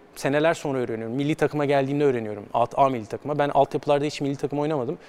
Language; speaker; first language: Turkish; native; Turkish